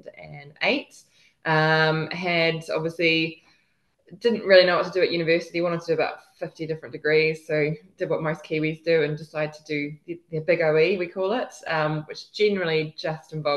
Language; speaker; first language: English; native; English